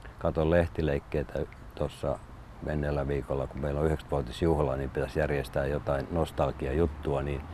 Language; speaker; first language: Finnish; native; Finnish